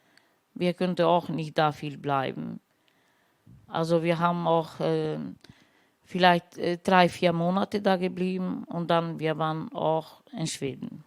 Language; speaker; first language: German; non-native, learner; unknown